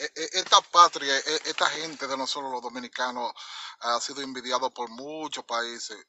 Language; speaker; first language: Spanish; native; Spanish